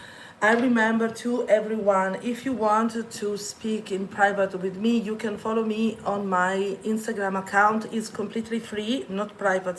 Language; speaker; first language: English; non-native, fluent; Italian